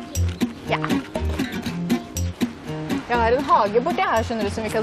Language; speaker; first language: Norwegian; native; Norwegian